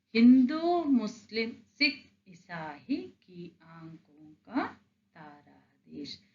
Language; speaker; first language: Hindi; non-native, local second language; Telugu